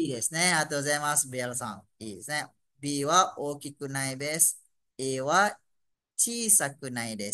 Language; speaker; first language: Japanese; non-native, fluent; Malay